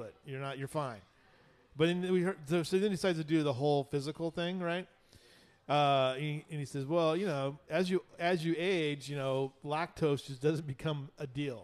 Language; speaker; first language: English; native; English